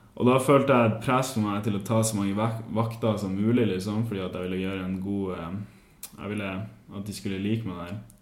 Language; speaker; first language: Norwegian; native; Norwegian